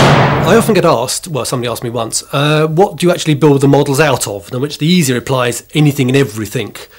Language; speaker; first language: English; native; English